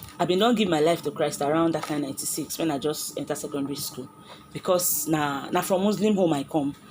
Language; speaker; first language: Nigerian Pidgin; non-native, local second language; Yoruba